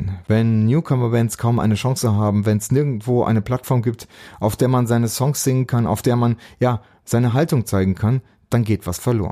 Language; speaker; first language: German; native; German